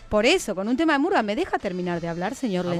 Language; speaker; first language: Spanish; native; Spanish